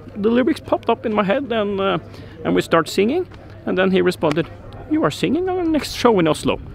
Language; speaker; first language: English; non-native, fluent; Norwegian